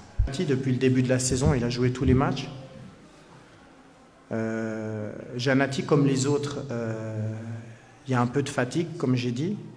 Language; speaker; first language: French; native; French